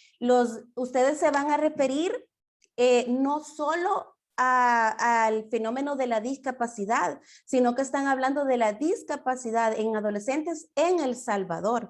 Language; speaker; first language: Spanish; native; Spanish